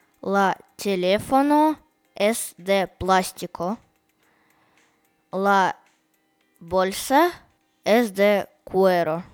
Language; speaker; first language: Spanish; non-native, learner; Russian